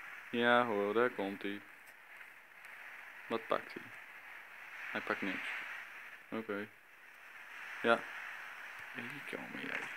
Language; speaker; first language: Dutch; native; Dutch